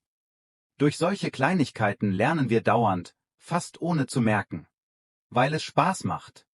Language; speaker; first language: German; non-native, fluent; Vietnamese